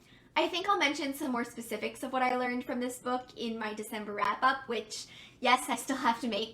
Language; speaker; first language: English; native; English